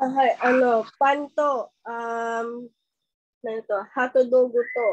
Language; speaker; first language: Japanese; non-native, learner; Filipino